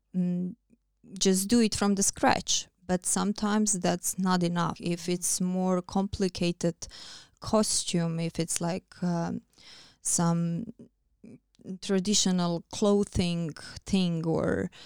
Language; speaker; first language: English; non-native, fluent; Croatian